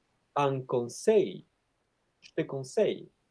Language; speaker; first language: French; non-native, fluent; Spanish